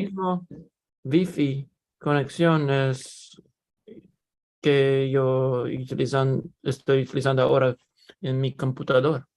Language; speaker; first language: Spanish; non-native, learner; Russian